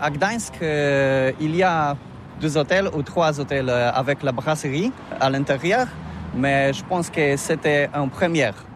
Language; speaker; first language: French; non-native, learner; Polish